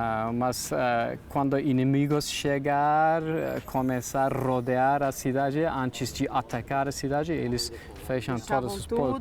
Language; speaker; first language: Portuguese; non-native, learner; Turkish